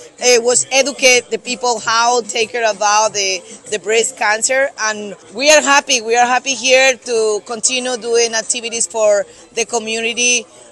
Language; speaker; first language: English; non-native, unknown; Spanish